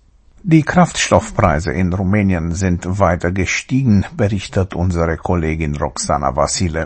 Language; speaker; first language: German; native; German